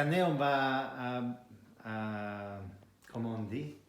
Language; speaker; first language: French; non-native, learner; Spanish